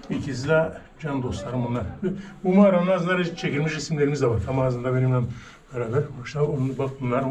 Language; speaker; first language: Turkish; native; Turkish